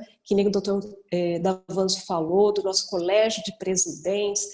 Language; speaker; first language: Portuguese; native; Portuguese